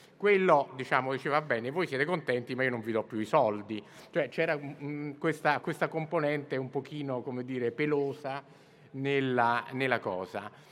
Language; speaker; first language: Italian; native; Italian